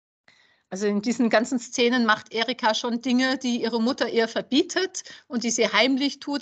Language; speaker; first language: German; native; German